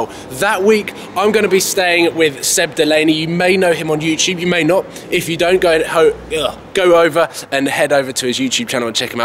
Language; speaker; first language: English; native; English